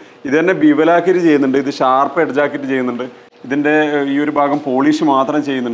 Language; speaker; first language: Malayalam; native; Malayalam